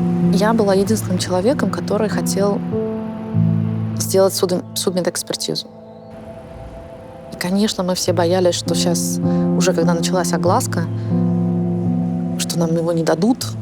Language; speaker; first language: Russian; native; Russian